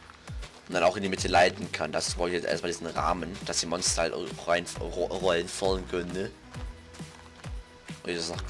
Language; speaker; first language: German; native; German